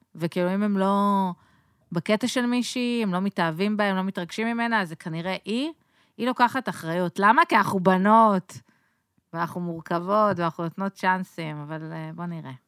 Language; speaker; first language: Hebrew; native; Hebrew